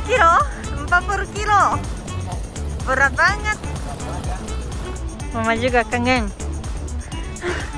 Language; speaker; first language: Indonesian; non-native, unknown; Japanese